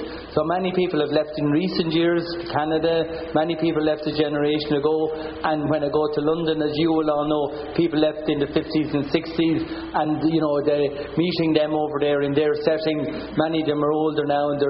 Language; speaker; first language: English; native; English